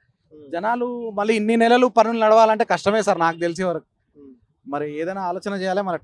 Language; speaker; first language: Telugu; native; Telugu